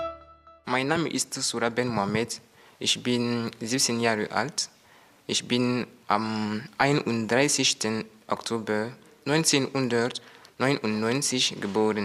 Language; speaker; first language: German; non-native, learner; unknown